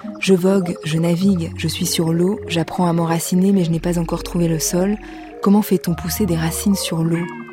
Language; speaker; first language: French; native; French